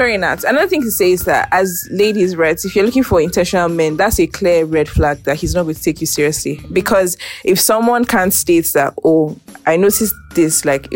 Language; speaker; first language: English; non-native, local second language; Yoruba